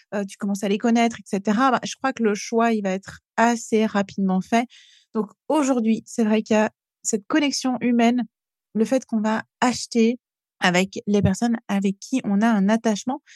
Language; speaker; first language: French; native; French